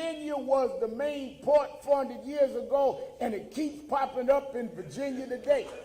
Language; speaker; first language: English; native; English